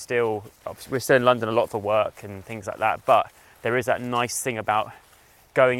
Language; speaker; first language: English; native; English